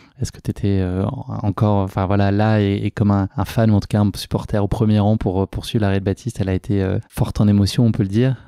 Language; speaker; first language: French; native; French